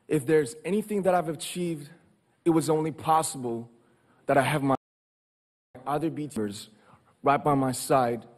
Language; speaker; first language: English; non-native, fluent; Korean